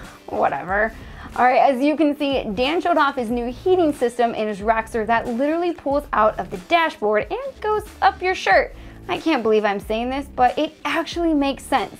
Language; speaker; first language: English; native; English